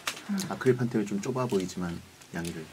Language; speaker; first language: Korean; native; Korean